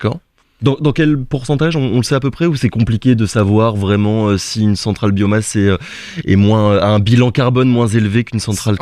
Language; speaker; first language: French; native; French